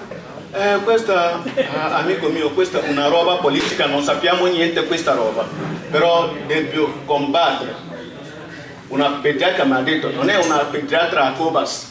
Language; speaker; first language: Italian; non-native, learner; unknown